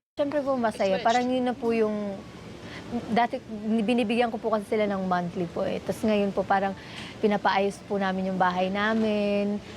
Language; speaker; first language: Filipino; non-native, local second language; Cebuano